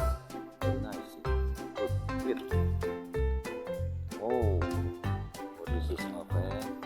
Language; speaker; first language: English; non-native, learner; Indonesian